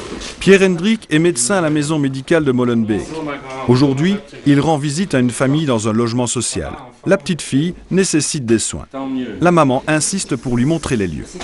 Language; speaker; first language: French; native; French